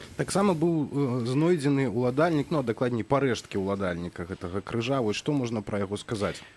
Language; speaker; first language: Belarusian; native; Belarusian